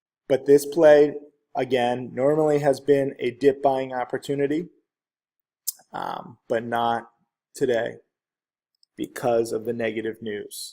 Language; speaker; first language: English; native; English